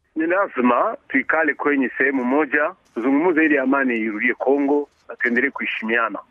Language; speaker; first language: Swahili; native; Swahili